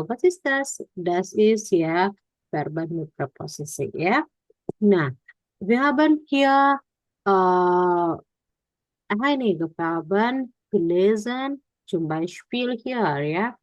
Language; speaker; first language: German; non-native, fluent; Indonesian